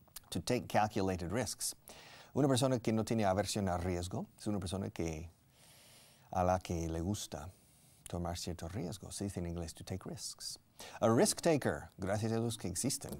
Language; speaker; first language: Spanish; non-native, fluent; English